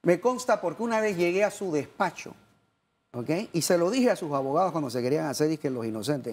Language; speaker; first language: Spanish; native; Spanish